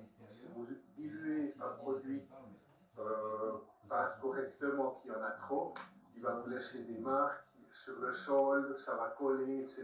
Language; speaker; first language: French; native; French